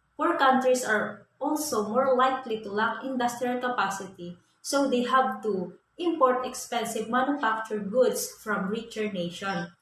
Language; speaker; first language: English; non-native, local second language; Filipino